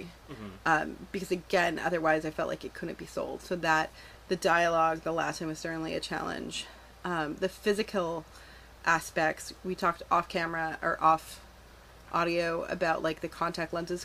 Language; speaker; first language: English; native; English